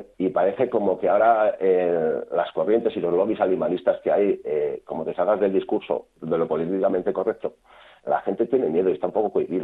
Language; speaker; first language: Spanish; native; Spanish